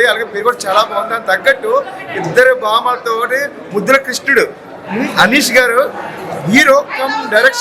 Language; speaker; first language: Telugu; native; Telugu